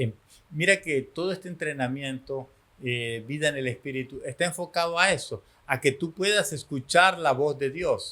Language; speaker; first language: Spanish; native; Spanish